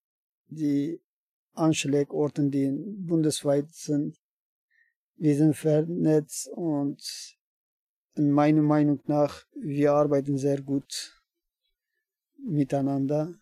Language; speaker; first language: German; non-native, learner; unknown